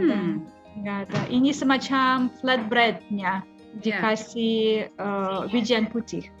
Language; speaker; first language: Indonesian; non-native, fluent; Russian